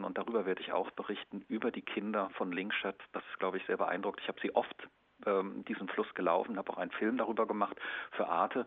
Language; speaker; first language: German; native; German